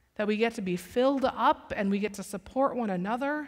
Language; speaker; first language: English; native; English